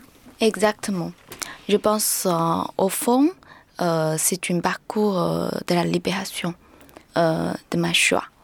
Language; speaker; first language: French; non-native, learner; Chinese